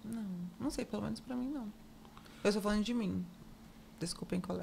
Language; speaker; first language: Portuguese; native; Portuguese